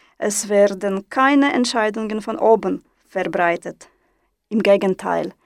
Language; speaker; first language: German; non-native, fluent; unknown